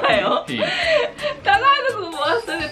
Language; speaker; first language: Japanese; non-native, fluent; Filipino